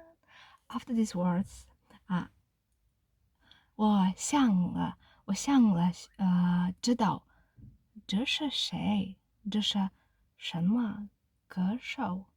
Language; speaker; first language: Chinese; non-native, learner; Kazakh